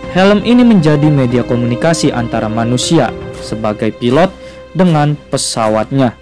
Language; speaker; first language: Indonesian; native; Indonesian